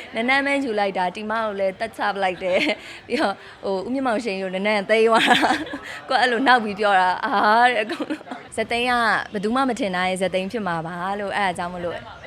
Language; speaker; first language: Burmese; native; Burmese